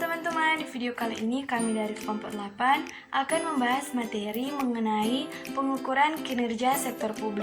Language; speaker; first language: Indonesian; native; Indonesian